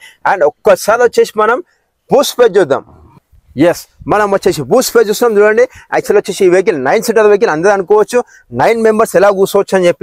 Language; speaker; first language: Telugu; native; Telugu